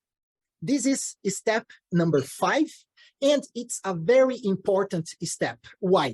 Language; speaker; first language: English; non-native, fluent; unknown